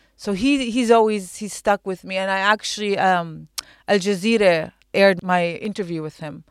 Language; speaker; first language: English; non-native, fluent; Arabic